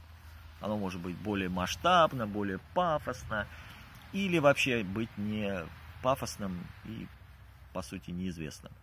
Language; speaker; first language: Russian; native; Russian